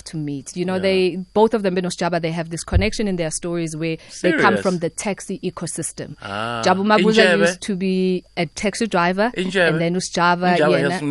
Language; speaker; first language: English; non-native, local second language; Zulu